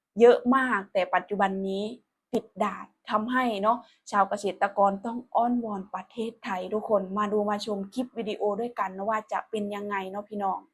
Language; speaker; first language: Thai; non-native, local second language; Northeastern Thai